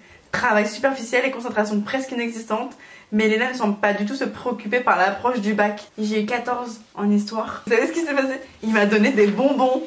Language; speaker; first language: French; native; French